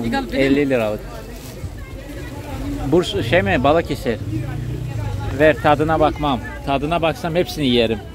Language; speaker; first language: Turkish; non-native, fluent; Russian